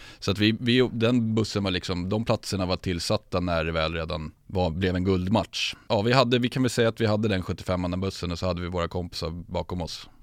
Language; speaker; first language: Swedish; native; Swedish